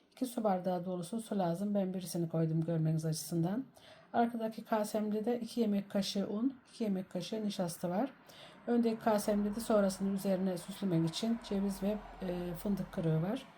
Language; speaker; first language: Turkish; native; Turkish